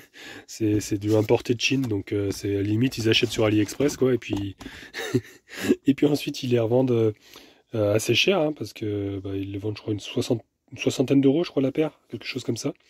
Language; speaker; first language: French; native; French